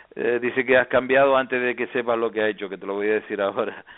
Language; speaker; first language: Spanish; native; Spanish